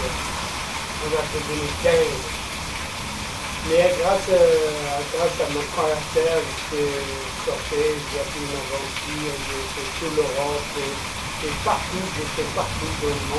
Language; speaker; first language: French; non-native, local second language; Arabic